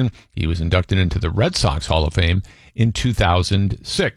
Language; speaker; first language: English; native; English